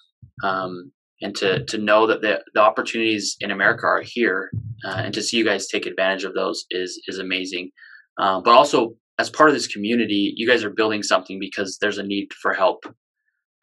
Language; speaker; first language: English; non-native, local second language; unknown